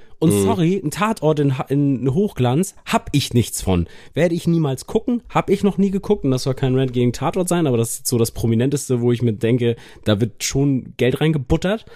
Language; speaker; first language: German; native; German